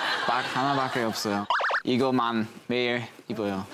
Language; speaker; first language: Korean; non-native, learner; English